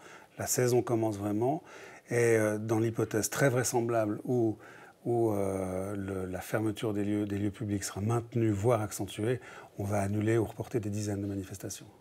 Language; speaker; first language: French; native; French